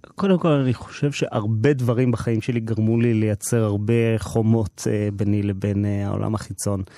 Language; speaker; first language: Hebrew; native; Hebrew